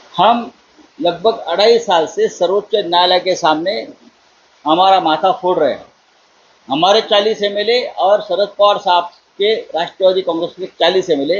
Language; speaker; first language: Hindi; non-native, local second language; Marathi